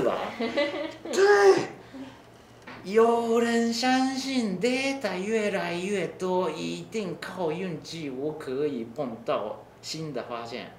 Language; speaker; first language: Chinese; non-native, learner; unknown